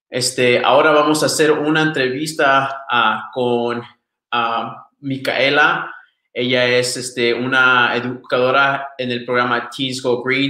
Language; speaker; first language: Spanish; early bilingual, other home language; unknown